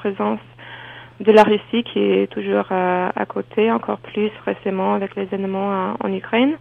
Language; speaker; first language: French; non-native, fluent; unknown